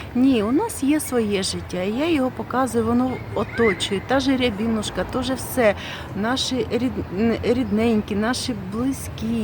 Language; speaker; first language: Ukrainian; non-native, local second language; Russian